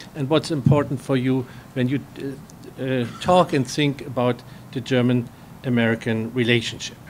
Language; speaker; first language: English; non-native, fluent; German